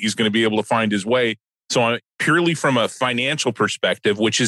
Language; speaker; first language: English; native; English